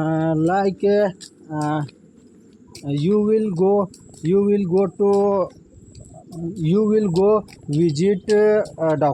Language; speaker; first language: English; non-native, learner; Hindi